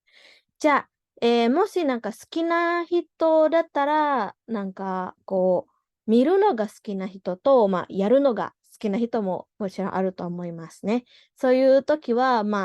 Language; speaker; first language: Japanese; non-native, fluent; Indonesian